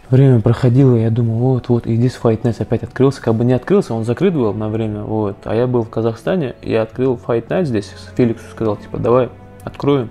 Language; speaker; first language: Russian; early bilingual, other home language; Azerbaijani